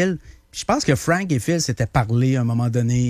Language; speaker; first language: French; native; French